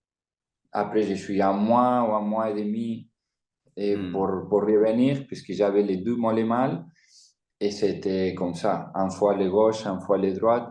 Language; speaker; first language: French; non-native, fluent; Spanish